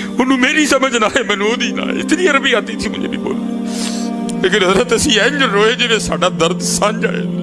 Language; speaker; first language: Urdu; non-native, local second language; Punjabi